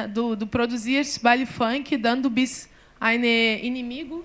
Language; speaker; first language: German; non-native, learner; Portuguese